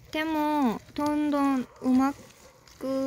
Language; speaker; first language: Japanese; non-native, fluent; Korean